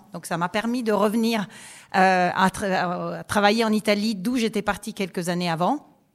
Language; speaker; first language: French; non-native, fluent; Italian